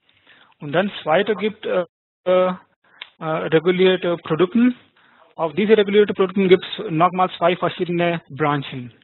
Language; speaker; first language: German; non-native, fluent; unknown